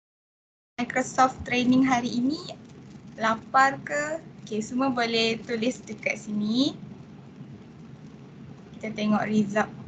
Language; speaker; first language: Malay; native; Malay